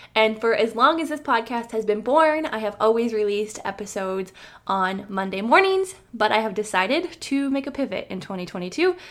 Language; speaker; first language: English; native; English